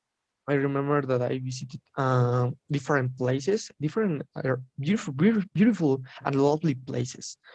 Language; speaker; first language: English; non-native, learner; Spanish